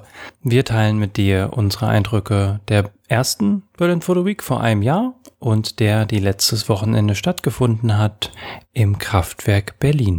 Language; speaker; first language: German; native; German